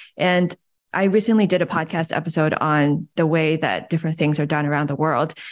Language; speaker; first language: English; early bilingual, other home language; Chinese